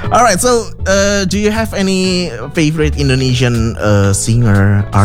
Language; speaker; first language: English; non-native, fluent; Indonesian